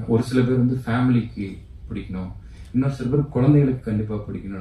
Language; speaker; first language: Tamil; native; Tamil